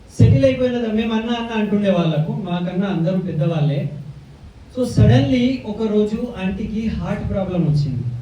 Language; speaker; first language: Telugu; non-native, local second language; Hindi